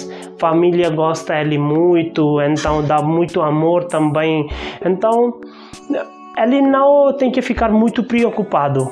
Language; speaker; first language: Portuguese; non-native, learner; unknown